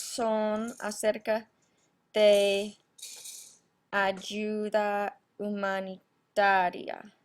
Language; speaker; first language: Spanish; non-native, fluent; English